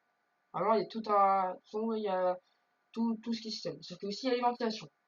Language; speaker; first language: French; native; French